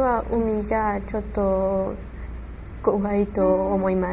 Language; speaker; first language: Japanese; non-native, learner; Spanish